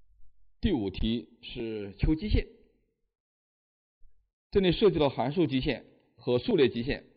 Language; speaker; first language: Chinese; native; Chinese